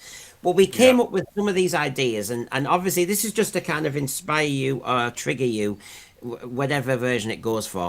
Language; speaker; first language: English; native; English